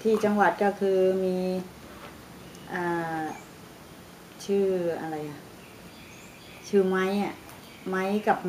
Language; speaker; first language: Thai; native; Thai